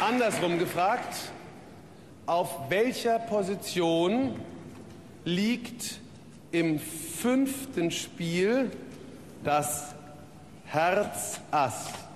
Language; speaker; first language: German; native; German